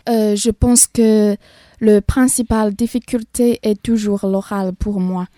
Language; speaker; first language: French; non-native, learner; Chinese